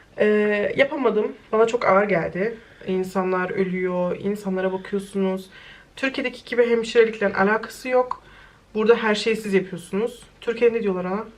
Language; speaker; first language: Turkish; early bilingual, heritage; Turkish